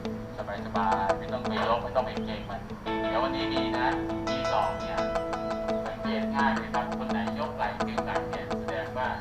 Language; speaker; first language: Thai; native; Thai